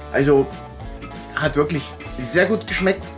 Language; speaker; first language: German; native; German